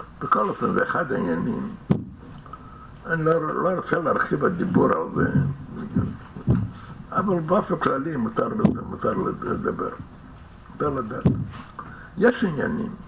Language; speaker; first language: Hebrew; non-native, fluent; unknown